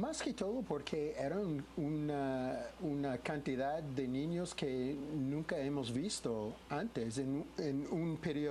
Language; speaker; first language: Spanish; non-native, fluent; English